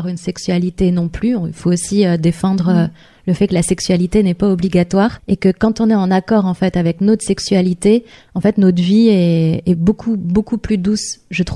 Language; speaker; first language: French; native; French